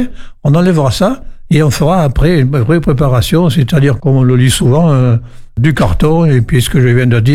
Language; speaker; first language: French; native; French